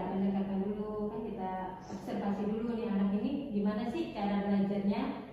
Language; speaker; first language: Indonesian; native; Indonesian